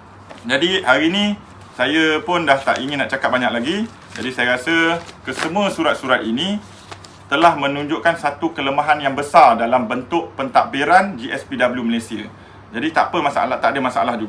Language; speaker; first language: Malay; native; Malay